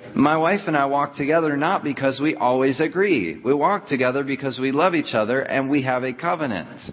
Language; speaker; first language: English; native; English